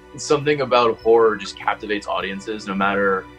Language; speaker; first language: English; native; English